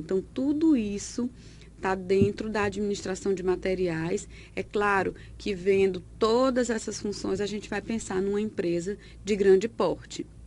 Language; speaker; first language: Portuguese; native; Portuguese